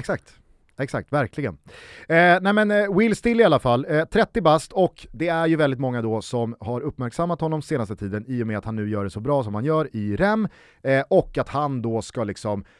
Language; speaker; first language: Swedish; native; Swedish